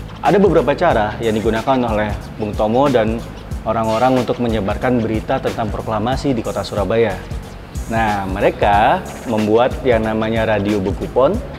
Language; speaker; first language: Indonesian; native; Indonesian